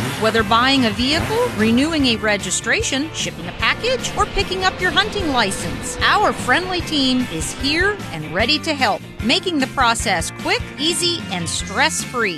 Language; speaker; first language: English; native; English